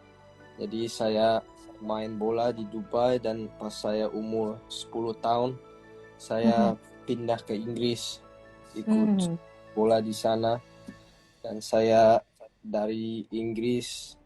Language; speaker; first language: Indonesian; early bilingual, heritage; English